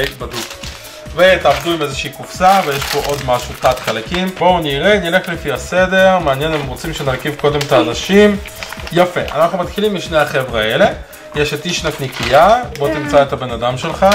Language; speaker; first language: Hebrew; native; Hebrew